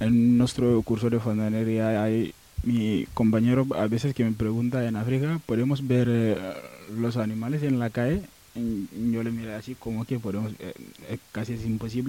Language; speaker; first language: Spanish; non-native, local second language; Wolof